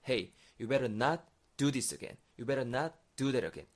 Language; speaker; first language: English; non-native, fluent; Korean